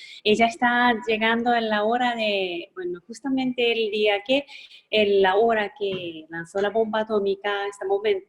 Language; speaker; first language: Spanish; non-native, fluent; Japanese